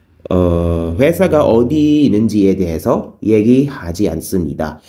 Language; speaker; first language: Korean; non-native, learner; Filipino